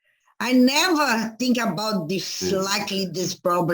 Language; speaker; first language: English; non-native, learner; Portuguese